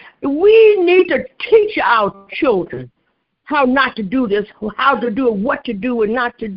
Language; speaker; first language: English; native; English